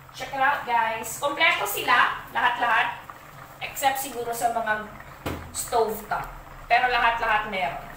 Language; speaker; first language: Filipino; non-native, local second language; Hiligaynon